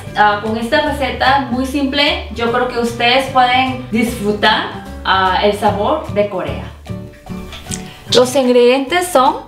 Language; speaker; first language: Spanish; non-native, fluent; Korean